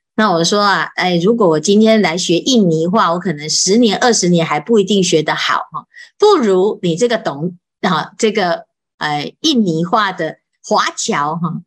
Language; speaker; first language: Chinese; native; Chinese